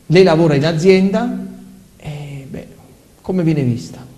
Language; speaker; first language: Italian; native; Italian